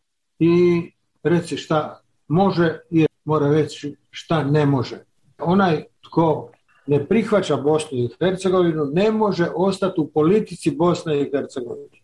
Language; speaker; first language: Serbian; native; Serbian